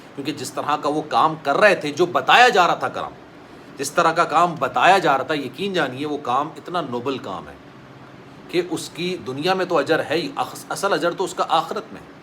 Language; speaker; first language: Urdu; native; Urdu